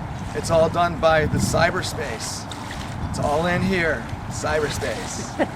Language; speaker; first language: English; native; English